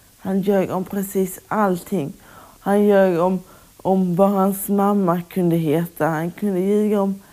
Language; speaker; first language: Swedish; native; Swedish